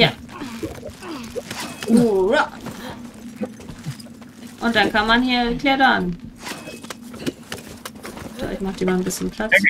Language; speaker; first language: German; native; German